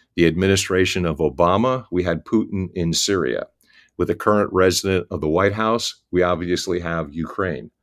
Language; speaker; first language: English; native; English